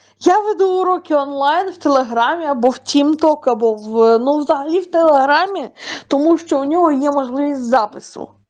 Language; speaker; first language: Ukrainian; non-native, fluent; Russian